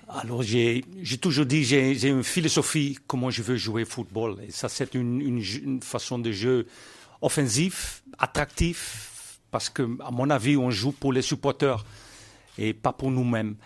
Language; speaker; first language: French; non-native, learner; Dutch